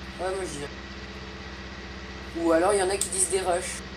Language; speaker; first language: French; native; French